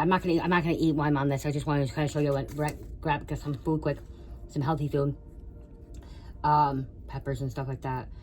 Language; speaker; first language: English; native; English